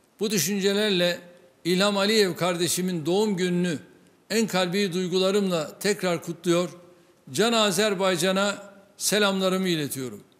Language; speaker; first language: Turkish; native; Turkish